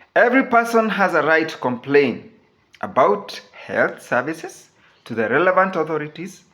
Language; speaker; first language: English; non-native, local second language; Swahili